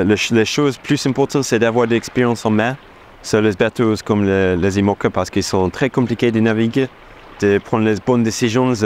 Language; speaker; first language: French; non-native, fluent; English